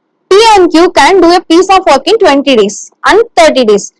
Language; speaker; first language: English; non-native, local second language; Tamil